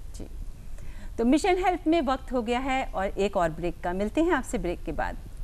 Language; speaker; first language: Hindi; native; Hindi